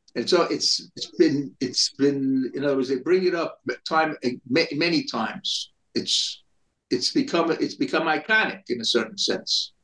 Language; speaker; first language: English; native; English